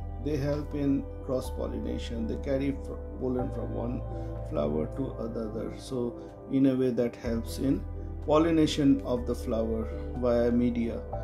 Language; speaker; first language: English; non-native, local second language; Hindi